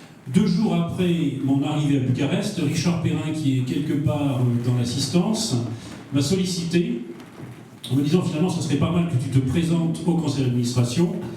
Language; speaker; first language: French; native; French